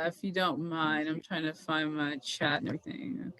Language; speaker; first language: English; native; English